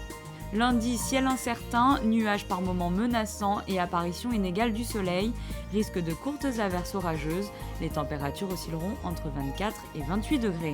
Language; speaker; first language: French; native; French